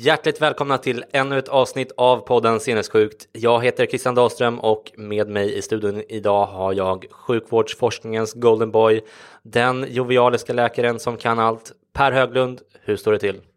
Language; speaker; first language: Swedish; native; Swedish